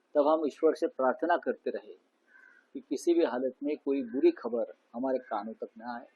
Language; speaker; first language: Hindi; non-native, local second language; Marathi